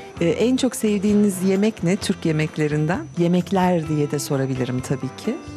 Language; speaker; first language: Turkish; native; Turkish